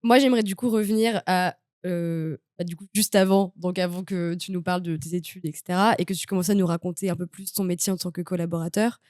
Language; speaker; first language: French; native; French